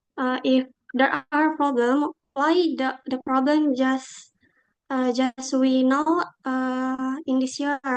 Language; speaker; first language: English; non-native, local second language; Indonesian